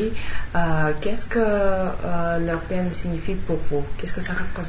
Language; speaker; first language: French; non-native, learner; Serbian